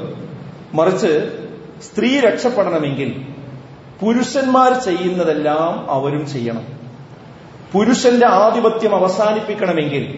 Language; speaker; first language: Malayalam; native; Malayalam